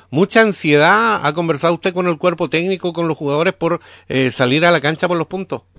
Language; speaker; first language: Spanish; native; Spanish